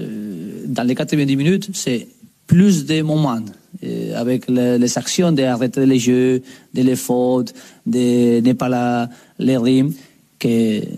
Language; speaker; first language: French; non-native, learner; Spanish